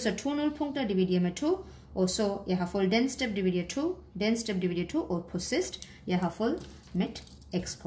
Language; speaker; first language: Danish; non-native, fluent; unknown